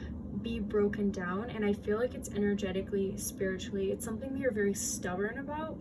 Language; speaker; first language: English; native; English